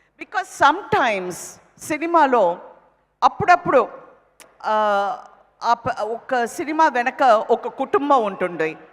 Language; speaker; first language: Telugu; non-native, fluent; Tamil